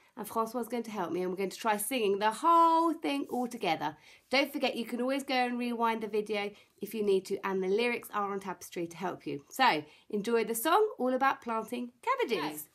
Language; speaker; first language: English; native; English